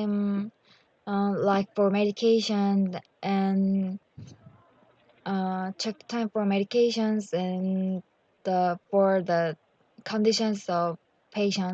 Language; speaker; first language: English; non-native, learner; Korean